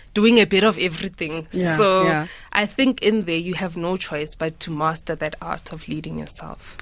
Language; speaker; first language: English; non-native, local second language; Tswana